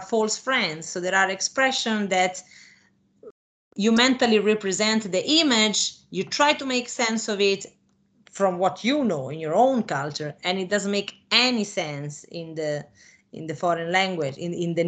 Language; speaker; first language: English; non-native, fluent; Italian